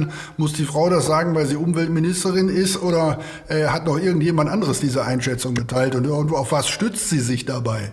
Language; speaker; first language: German; native; German